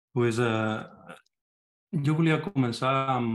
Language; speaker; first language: Catalan; non-native, local second language; Spanish